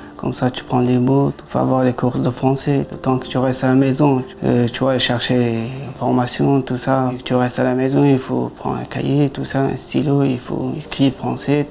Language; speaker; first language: French; non-native, learner; Persian